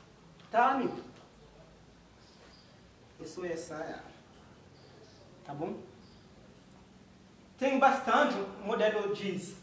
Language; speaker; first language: Portuguese; non-native, learner; Haitian Creole